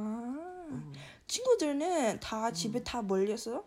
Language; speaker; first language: Korean; early bilingual, heritage; Korean